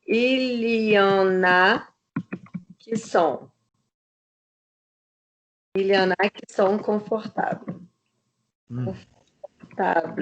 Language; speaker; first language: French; non-native, fluent; Portuguese